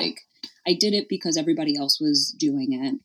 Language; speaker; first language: English; native; English